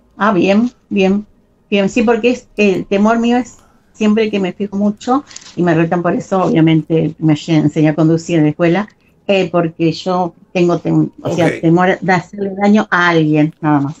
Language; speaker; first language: Spanish; native; Spanish